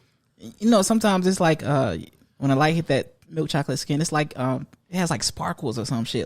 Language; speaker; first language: English; native; English